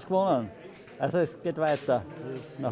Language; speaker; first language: German; native; German